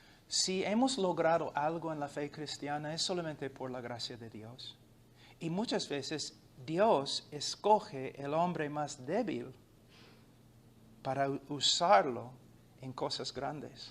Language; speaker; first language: Spanish; non-native, fluent; English